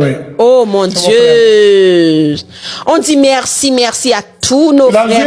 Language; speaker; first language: French; non-native, local second language; Haitian Creole